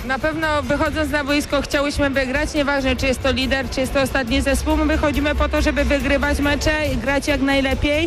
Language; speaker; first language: Polish; native; Polish